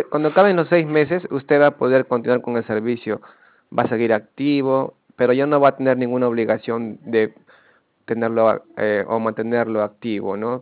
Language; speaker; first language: Spanish; native; Spanish